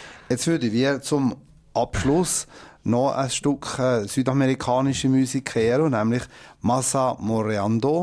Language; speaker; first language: German; native; German